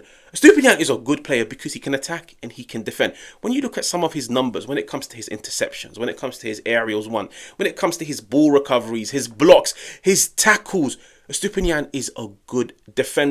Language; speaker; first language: English; native; English